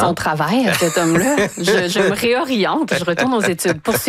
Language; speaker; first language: French; native; French